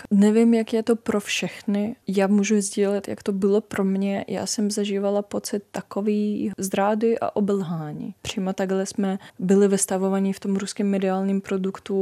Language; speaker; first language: Czech; non-native, fluent; Russian